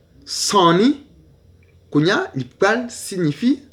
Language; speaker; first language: English; non-native, learner; Haitian Creole